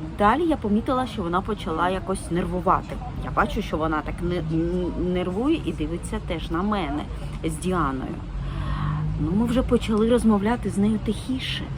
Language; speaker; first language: Ukrainian; non-native, local second language; Russian